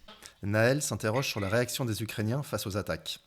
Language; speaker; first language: French; native; French